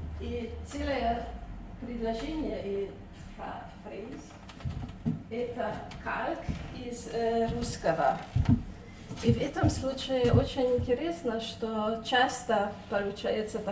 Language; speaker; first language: Russian; non-native, fluent; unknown